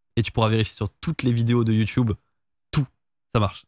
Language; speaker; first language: French; native; French